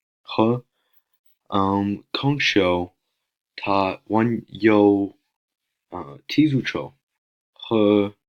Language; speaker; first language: Chinese; non-native, learner; English